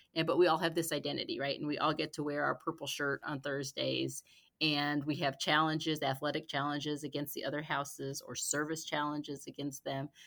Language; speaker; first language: English; native; English